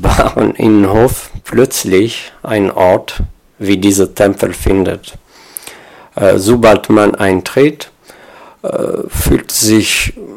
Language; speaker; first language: German; non-native, fluent; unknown